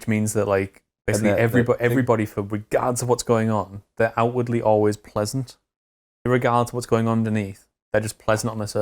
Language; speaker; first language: English; native; English